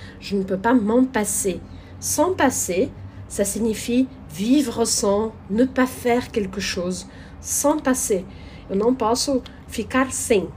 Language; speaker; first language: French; non-native, fluent; Portuguese